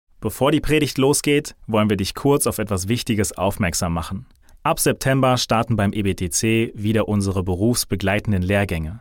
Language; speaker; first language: German; native; German